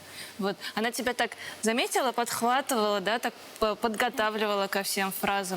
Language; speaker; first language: Russian; native; Russian